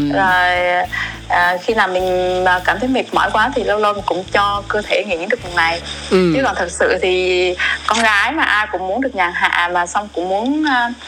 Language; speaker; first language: Vietnamese; native; Vietnamese